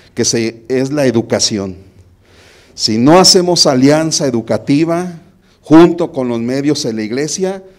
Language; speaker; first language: Spanish; native; Spanish